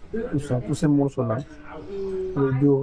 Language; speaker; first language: French; non-native, learner; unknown